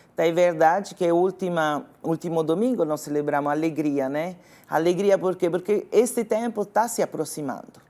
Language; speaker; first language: Portuguese; non-native, fluent; Italian